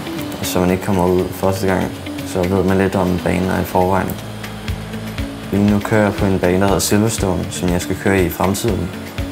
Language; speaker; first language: Danish; native; Danish